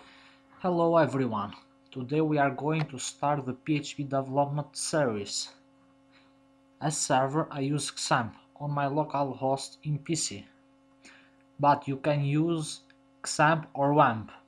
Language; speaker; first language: English; non-native, fluent; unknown